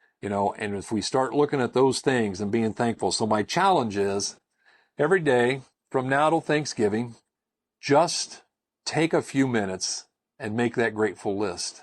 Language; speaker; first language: English; native; English